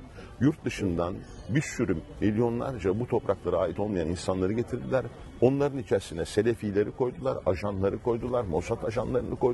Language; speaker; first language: Turkish; native; Turkish